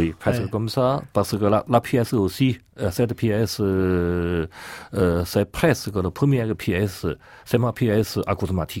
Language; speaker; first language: French; non-native, learner; Chinese